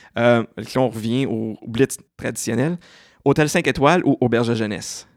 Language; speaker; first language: French; native; French